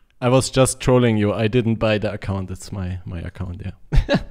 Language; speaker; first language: English; non-native, learner; German